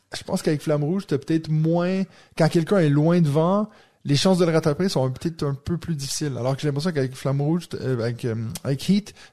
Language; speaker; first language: French; native; French